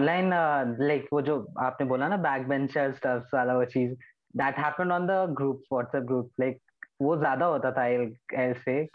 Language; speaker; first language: English; non-native, local second language; Hindi